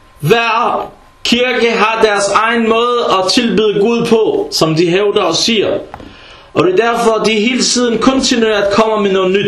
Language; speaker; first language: Danish; early bilingual, other home language; Arabic